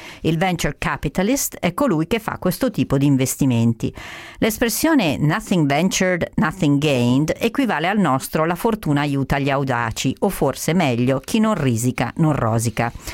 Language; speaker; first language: Italian; native; Italian